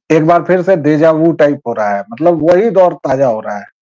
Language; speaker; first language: Hindi; native; Hindi